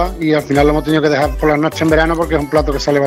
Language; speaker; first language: Spanish; native; Spanish